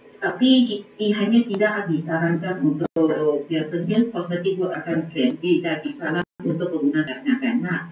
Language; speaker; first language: Malay; non-native, local second language; Chinese